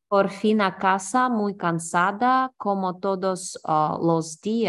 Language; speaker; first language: Spanish; non-native, learner; English